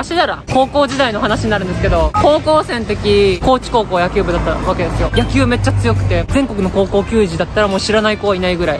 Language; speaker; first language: Japanese; native; Japanese